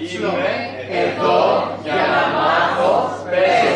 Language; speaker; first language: Greek; non-native, learner; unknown